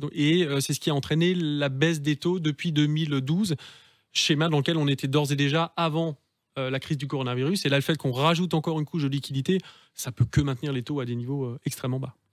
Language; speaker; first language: French; native; French